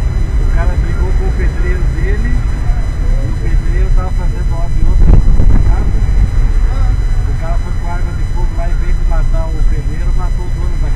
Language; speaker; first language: Portuguese; native; Portuguese